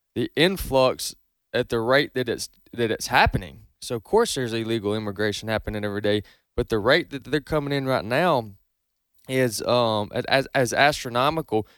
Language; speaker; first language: English; native; English